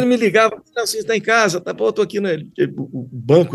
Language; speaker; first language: Portuguese; native; Portuguese